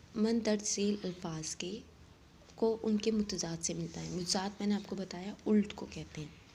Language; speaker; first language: Hindi; non-native, local second language; Saraiki